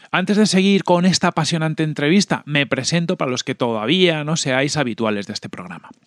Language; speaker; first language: Spanish; native; Spanish